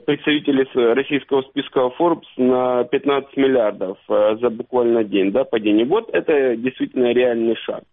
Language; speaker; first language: Russian; native; Russian